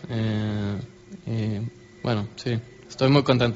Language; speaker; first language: Spanish; non-native, learner; Swedish